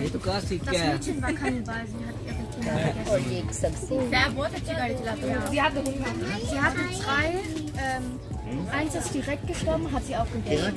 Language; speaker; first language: German; early bilingual, other home language; Urdu